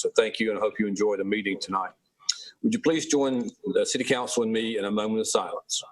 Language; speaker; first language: English; native; English